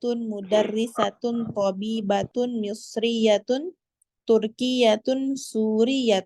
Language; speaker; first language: Arabic; non-native, fluent; Indonesian